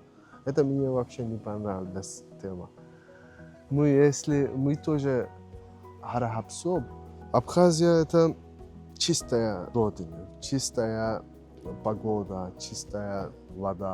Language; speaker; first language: Russian; non-native, learner; Turkish